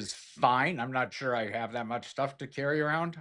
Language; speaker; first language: English; native; English